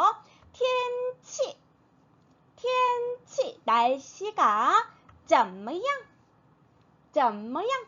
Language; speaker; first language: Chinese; non-native, fluent; Korean